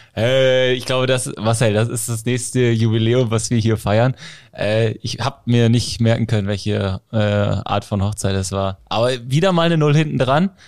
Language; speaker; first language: German; native; German